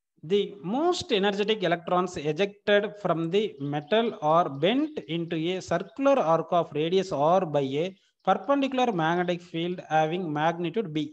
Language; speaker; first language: English; non-native, local second language; Tamil